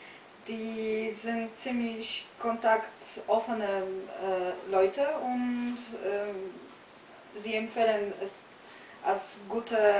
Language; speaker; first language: German; non-native, fluent; Polish